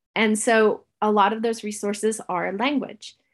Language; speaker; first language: English; native; English